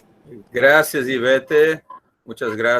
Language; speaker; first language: Spanish; non-native, learner; Portuguese